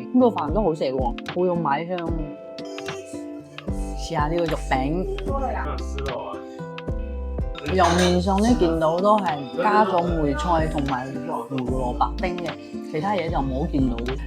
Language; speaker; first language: Chinese; non-native, local second language; Hakka Chinese